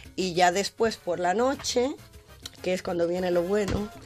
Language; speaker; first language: Spanish; native; Spanish